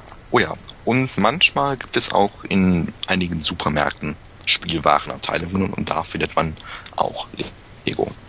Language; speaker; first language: German; native; German